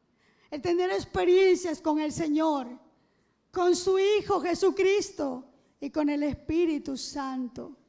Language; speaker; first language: Spanish; native; Spanish